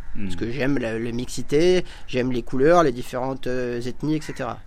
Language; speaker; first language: French; native; French